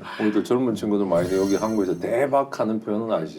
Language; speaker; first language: Korean; native; Korean